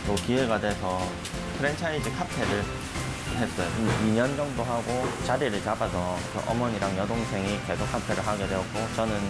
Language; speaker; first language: Korean; native; Korean